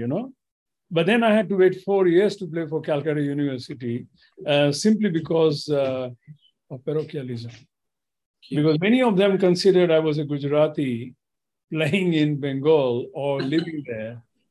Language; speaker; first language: English; non-native, local second language; Gujarati